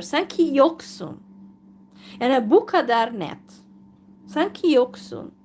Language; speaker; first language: Turkish; non-native, fluent; Hungarian